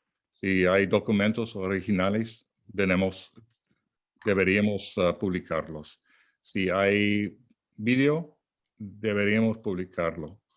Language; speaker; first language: Spanish; non-native, fluent; English